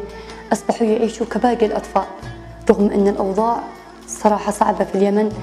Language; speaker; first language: Arabic; native; Arabic